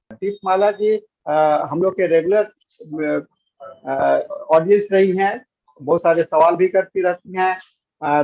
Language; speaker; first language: Hindi; native; Hindi